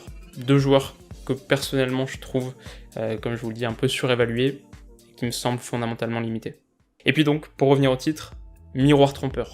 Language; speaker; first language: French; native; French